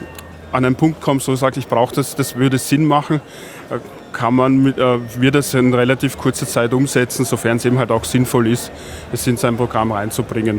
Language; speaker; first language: German; native; German